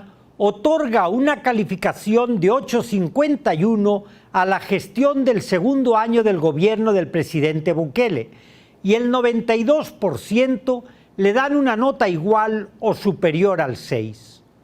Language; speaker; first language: Spanish; native; Spanish